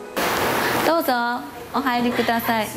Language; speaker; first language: Japanese; non-native, fluent; Chinese